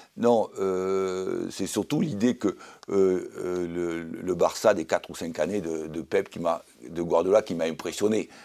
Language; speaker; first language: French; native; French